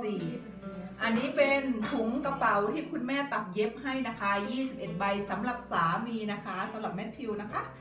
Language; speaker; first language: Thai; native; Thai